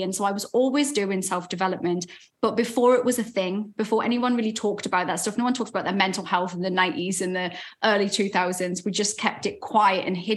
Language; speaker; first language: English; native; English